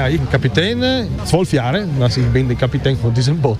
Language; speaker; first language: German; non-native, learner; Italian